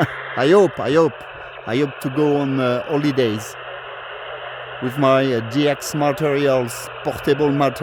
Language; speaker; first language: English; non-native, learner; French